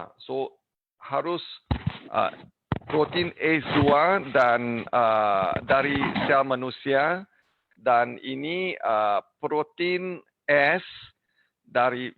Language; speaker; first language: Indonesian; non-native, learner; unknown